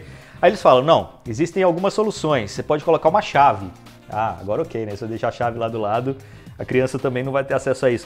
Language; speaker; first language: Portuguese; native; Portuguese